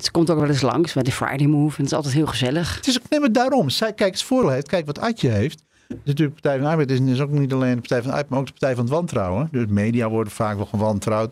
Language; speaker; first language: Dutch; native; Dutch